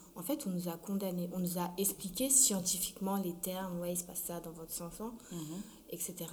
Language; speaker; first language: French; early bilingual, other home language; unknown